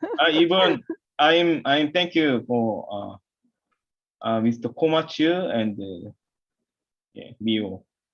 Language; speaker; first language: English; non-native, learner; Korean